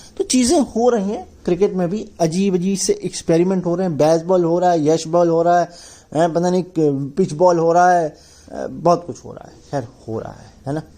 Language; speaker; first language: Hindi; native; Hindi